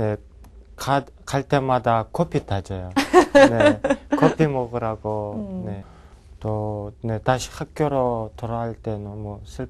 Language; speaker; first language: Korean; non-native, learner; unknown